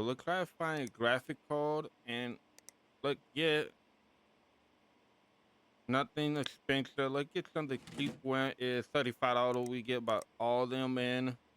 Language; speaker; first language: English; native; English